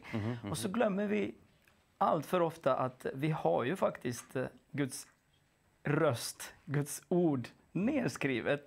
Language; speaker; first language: Swedish; non-native, fluent; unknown